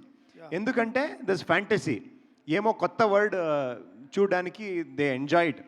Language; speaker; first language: Telugu; non-native, learner; Kannada